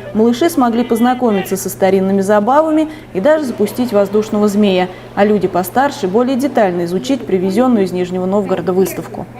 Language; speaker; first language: Russian; native; Russian